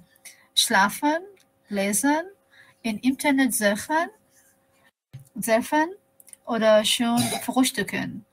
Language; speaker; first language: German; non-native, learner; Persian